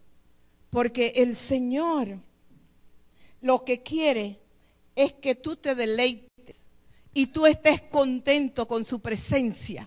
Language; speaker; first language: Spanish; native; Spanish